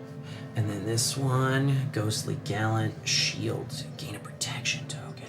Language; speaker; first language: English; native; English